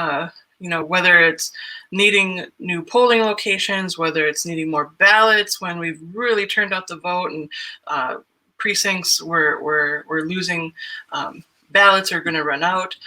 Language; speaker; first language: English; native; English